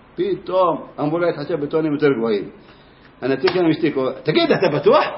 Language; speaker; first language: Hebrew; native; Hebrew